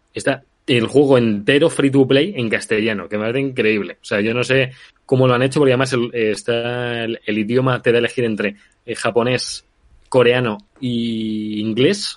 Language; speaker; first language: Spanish; native; Spanish